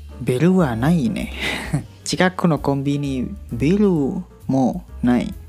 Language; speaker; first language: Japanese; non-native, learner; Indonesian